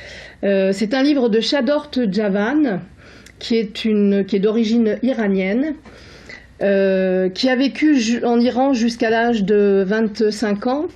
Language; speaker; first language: French; native; French